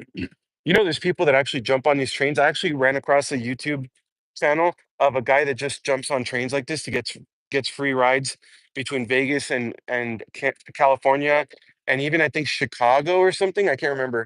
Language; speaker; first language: English; native; English